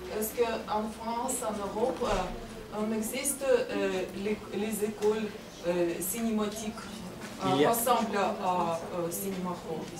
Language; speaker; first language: French; non-native, learner; Russian